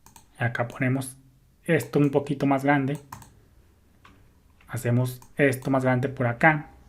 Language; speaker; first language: Spanish; native; Spanish